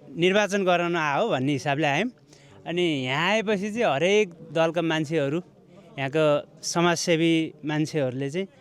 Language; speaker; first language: Nepali; native; Nepali